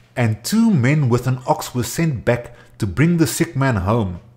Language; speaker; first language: English; non-native, local second language; Afrikaans